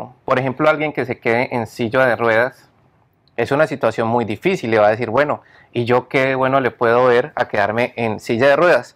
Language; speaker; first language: Spanish; native; Spanish